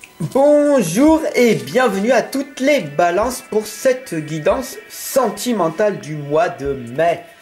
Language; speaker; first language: French; native; French